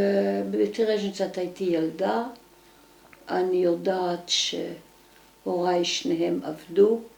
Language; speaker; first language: Hebrew; early bilingual, other home language; Dutch